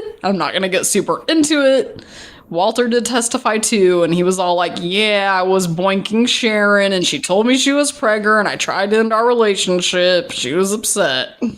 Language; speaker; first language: English; native; English